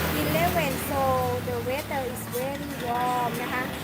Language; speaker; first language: English; non-native, learner; Thai